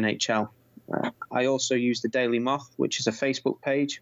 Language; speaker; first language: English; non-native, fluent; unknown